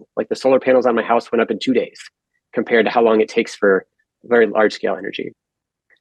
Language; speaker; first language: English; native; English